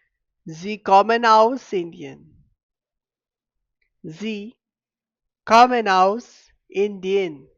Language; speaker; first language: German; non-native, fluent; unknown